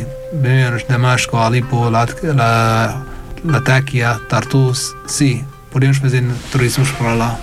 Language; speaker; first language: Portuguese; non-native, fluent; Arabic